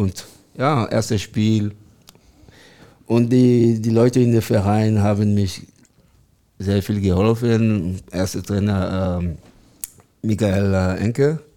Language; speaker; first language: German; non-native, learner; French